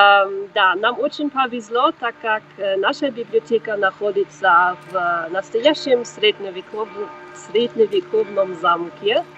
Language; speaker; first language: Russian; non-native, fluent; German